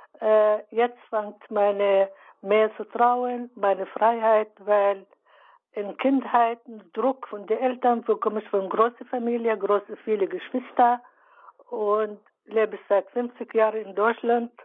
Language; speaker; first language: German; early bilingual, other home language; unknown